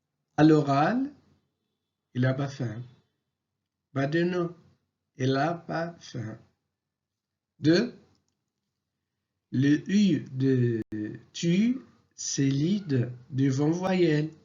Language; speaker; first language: French; non-native, local second language; Arabic